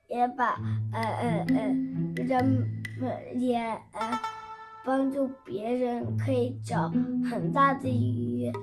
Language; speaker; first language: Chinese; early bilingual, heritage; Chinese